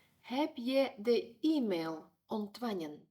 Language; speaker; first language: Dutch; non-native, fluent; Ukrainian